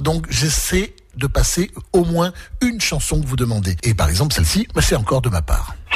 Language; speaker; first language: French; native; French